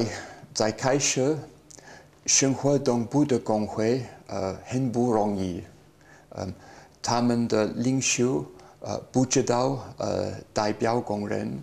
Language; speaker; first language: Chinese; non-native, learner; English